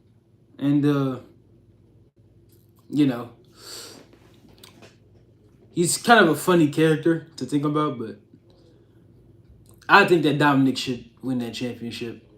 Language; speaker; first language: English; native; English